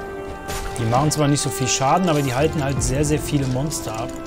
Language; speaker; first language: German; native; German